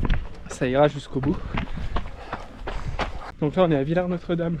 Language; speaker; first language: French; native; French